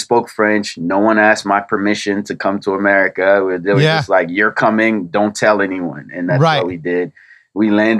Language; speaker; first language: English; early bilingual, other home language; French